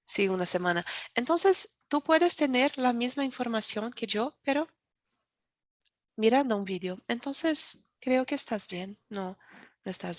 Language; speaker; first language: Spanish; non-native, learner; Portuguese